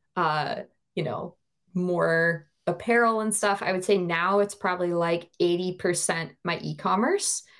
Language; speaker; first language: English; native; English